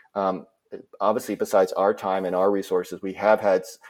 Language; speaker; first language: English; native; English